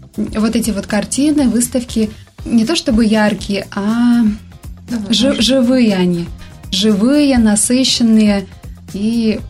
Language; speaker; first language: Russian; non-native, local second language; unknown